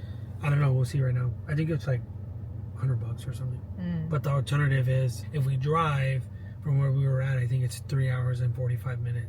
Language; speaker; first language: English; native; English